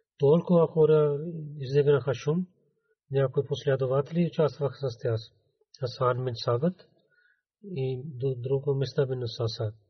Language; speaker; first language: Bulgarian; non-native, learner; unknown